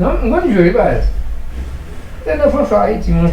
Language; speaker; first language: Portuguese; non-native, learner; Haitian Creole